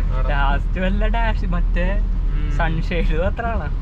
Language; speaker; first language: Malayalam; native; Malayalam